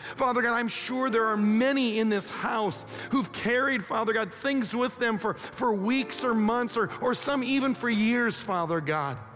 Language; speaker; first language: English; native; English